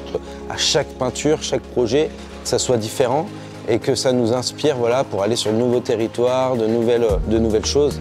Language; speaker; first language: French; native; French